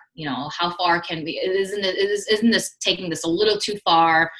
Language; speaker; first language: English; early bilingual, other home language; Korean